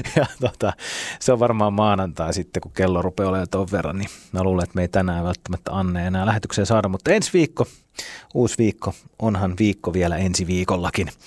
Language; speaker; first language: Finnish; native; Finnish